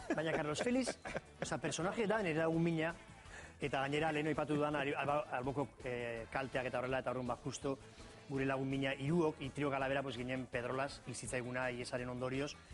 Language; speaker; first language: Basque; non-native, local second language; Spanish